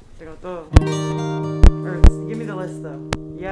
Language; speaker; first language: Spanish; non-native, learner; English